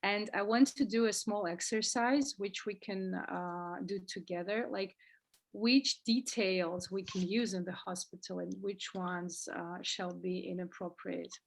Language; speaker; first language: English; non-native, fluent; Georgian